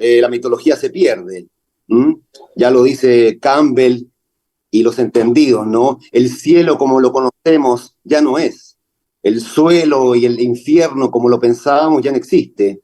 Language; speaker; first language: Spanish; native; Spanish